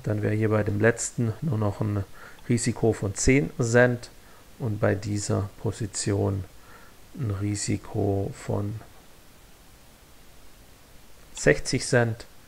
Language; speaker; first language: German; native; German